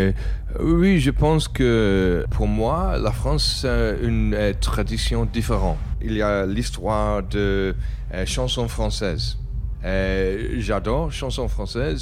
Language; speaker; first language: French; non-native, learner; English